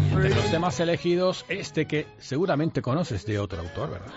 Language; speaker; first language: Spanish; native; Spanish